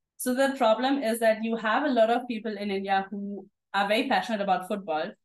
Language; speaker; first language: English; non-native, fluent; German